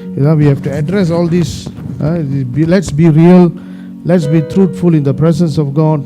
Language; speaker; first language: English; non-native, local second language; Tamil